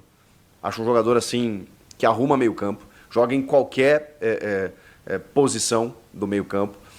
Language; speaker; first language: Portuguese; native; Portuguese